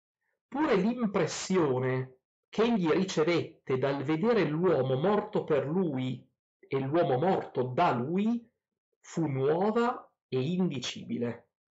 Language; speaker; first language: Italian; native; Italian